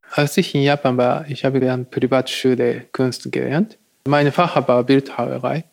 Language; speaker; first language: German; non-native, learner; Japanese